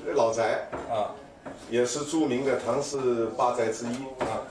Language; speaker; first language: Chinese; native; Chinese